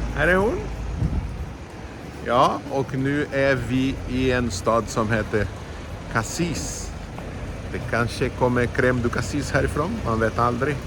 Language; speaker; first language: Swedish; non-native, fluent; Portuguese